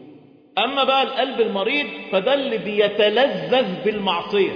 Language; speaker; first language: Arabic; native; Arabic